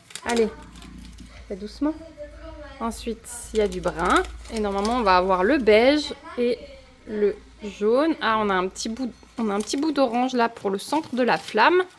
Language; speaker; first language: French; native; French